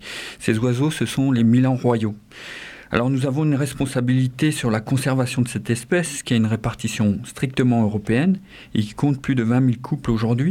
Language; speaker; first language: French; native; French